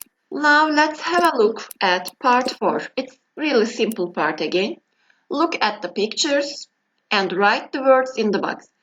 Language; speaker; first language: English; non-native, fluent; Turkish